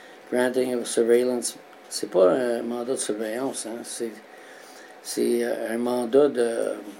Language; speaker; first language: French; native; French